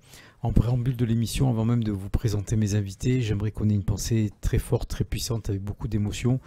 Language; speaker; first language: French; native; French